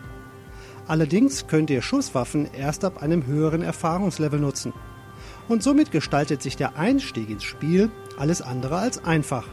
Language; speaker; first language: German; native; German